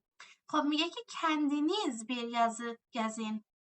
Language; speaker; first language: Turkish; non-native, fluent; Persian